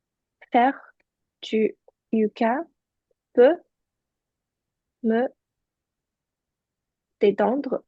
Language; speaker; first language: French; non-native, fluent; Chinese